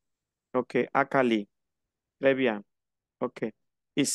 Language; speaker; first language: French; non-native, fluent; Spanish